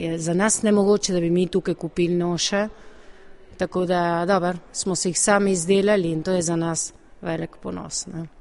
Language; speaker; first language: Slovenian; early bilingual, heritage; Slovenian